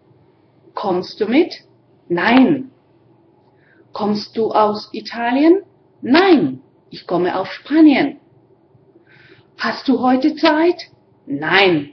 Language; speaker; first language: German; non-native, learner; Spanish